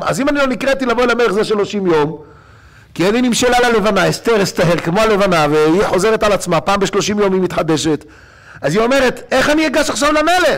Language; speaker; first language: Hebrew; native; Hebrew